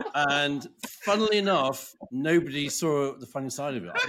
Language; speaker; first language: English; native; English